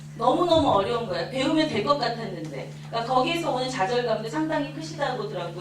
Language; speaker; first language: Korean; native; Korean